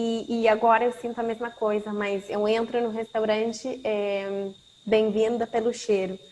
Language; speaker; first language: Portuguese; non-native, fluent; Spanish